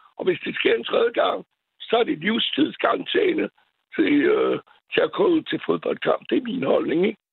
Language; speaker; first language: Danish; non-native, fluent; French